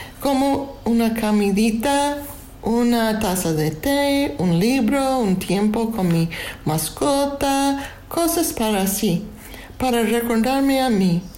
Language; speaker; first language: Spanish; non-native, learner; English